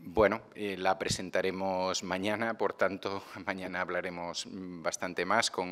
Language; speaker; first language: Spanish; non-native, local second language; Catalan